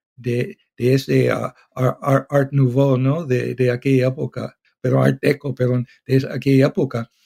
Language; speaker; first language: Spanish; non-native, fluent; English